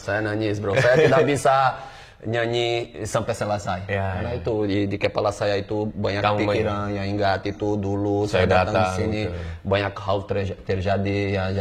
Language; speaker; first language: Indonesian; non-native, fluent; Portuguese